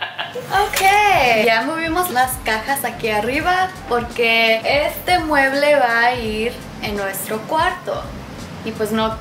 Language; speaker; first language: Spanish; early bilingual, heritage; English